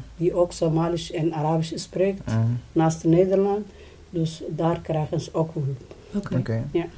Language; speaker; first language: Dutch; non-native, learner; Somali